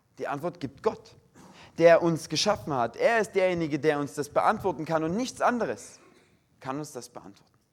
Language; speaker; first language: German; native; German